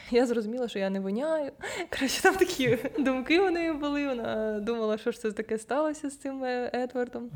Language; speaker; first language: Ukrainian; non-native, local second language; Russian